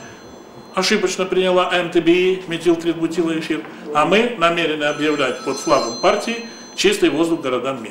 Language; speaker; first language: Russian; native; Russian